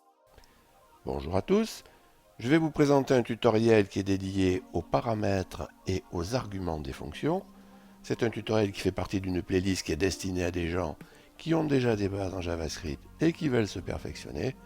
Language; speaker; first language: French; native; French